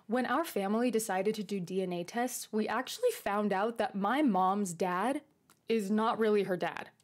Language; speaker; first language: English; native; English